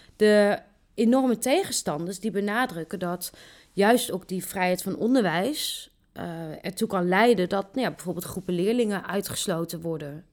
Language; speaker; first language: Dutch; native; Dutch